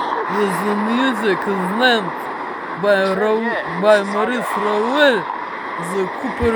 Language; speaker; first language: English; non-native, learner; Russian